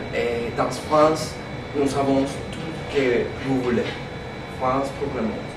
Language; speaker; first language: French; non-native, learner; Spanish